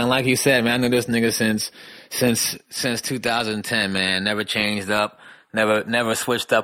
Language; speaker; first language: English; native; English